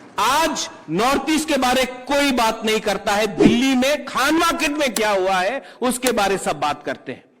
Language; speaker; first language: Hindi; non-native, local second language; Kok Borok